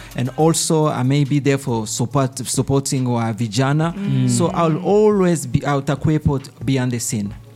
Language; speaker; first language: English; non-native, fluent; Swahili